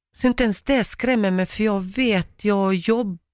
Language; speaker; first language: Swedish; early bilingual, other home language; Croatian